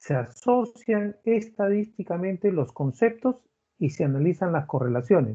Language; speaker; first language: Spanish; native; Spanish